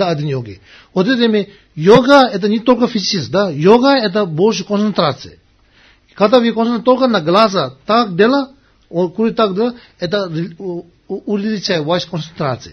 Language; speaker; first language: Russian; non-native, learner; Tibetan